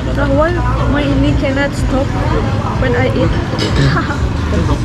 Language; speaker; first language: English; non-native, learner; Indonesian